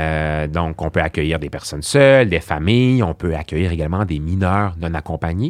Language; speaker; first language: French; early bilingual, other home language; Arabic